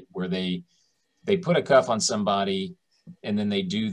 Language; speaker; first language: English; native; English